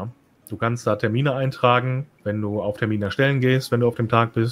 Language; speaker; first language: German; native; German